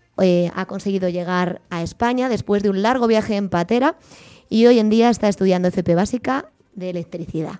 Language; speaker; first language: Spanish; native; Spanish